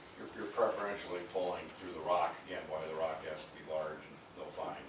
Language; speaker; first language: English; native; English